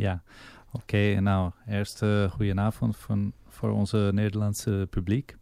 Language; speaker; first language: Dutch; non-native, fluent; Portuguese